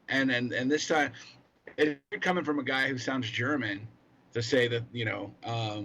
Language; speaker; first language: English; native; English